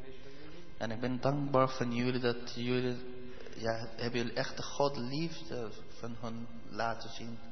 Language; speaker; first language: Dutch; non-native, learner; Persian